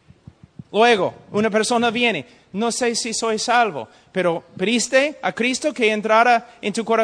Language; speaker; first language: Spanish; non-native, fluent; English